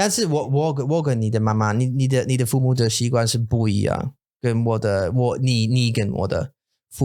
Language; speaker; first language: Chinese; non-native, learner; English